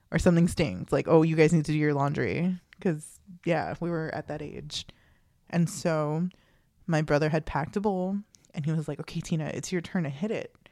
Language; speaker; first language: English; early bilingual, other home language; Filipino